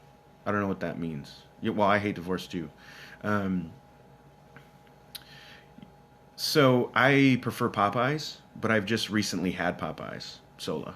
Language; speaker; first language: English; native; English